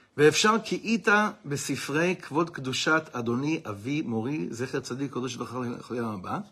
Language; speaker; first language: Hebrew; non-native, fluent; English